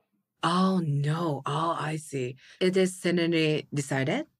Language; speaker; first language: English; non-native, learner; Japanese